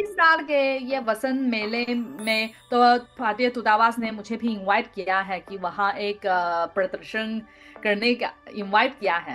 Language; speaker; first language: Hindi; non-native, learner; Chinese